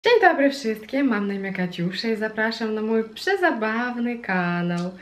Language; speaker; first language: Polish; non-native, fluent; Russian